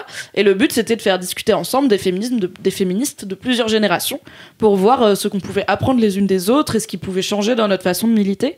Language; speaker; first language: French; native; French